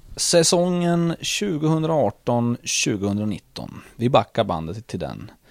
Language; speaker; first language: Swedish; native; Swedish